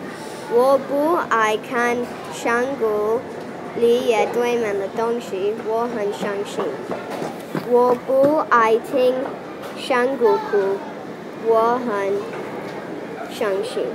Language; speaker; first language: Chinese; non-native, learner; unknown